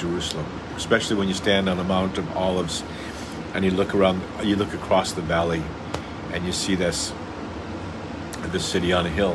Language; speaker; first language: English; native; English